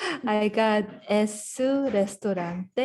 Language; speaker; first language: Spanish; non-native, learner; English